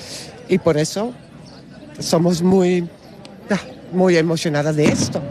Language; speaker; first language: Spanish; non-native, learner; Dutch